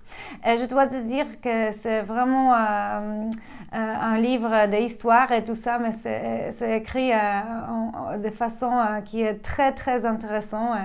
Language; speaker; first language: French; non-native, fluent; Polish